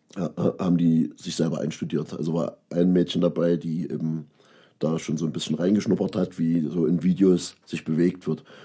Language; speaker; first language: German; native; German